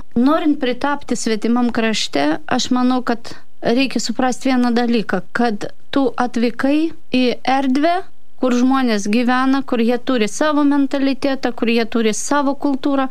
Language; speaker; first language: Lithuanian; non-native, fluent; Russian